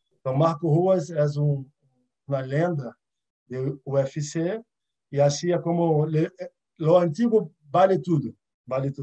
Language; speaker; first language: Portuguese; early bilingual, other home language; Arabic